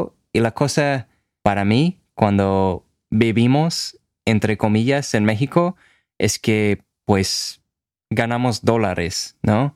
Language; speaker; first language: Spanish; non-native, fluent; English